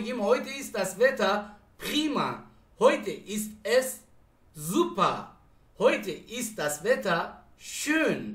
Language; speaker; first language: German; non-native, fluent; Persian